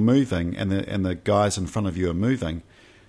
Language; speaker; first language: English; native; English